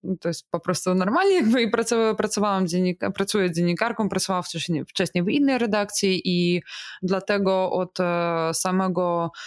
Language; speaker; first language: Polish; non-native, fluent; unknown